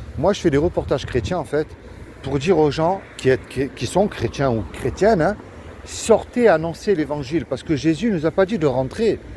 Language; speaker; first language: French; native; French